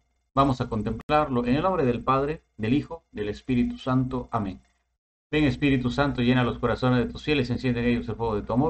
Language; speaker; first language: Spanish; native; Spanish